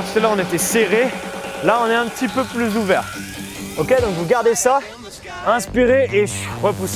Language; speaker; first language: French; native; French